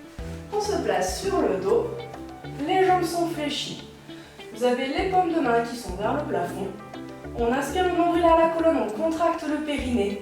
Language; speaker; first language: French; native; French